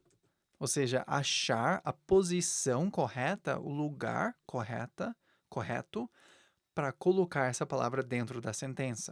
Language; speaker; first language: Portuguese; non-native, fluent; English